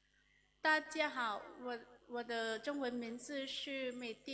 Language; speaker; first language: Chinese; non-native, learner; Lao